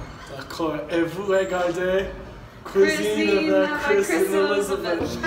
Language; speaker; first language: French; non-native, learner; English